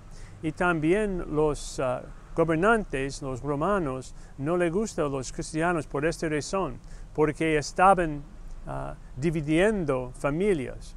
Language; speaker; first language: Spanish; non-native, fluent; English